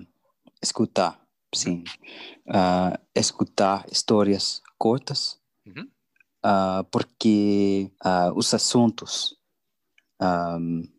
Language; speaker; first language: Portuguese; non-native, learner; English